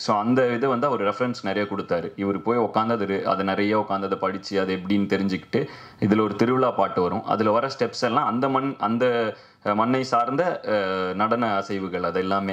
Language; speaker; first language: Tamil; native; Tamil